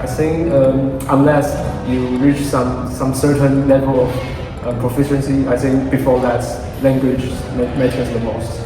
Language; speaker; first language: English; non-native, fluent; Chinese